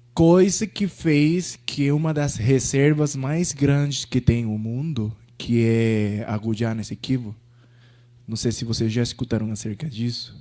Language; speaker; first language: Portuguese; non-native, fluent; Spanish